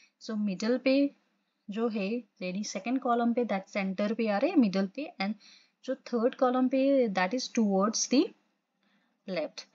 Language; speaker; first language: Hindi; non-native, local second language; Assamese